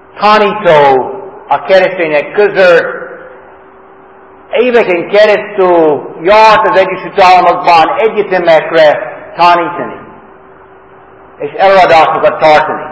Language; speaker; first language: Hungarian; non-native, fluent; English